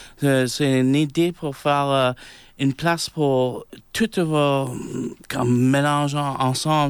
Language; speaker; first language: French; non-native, local second language; English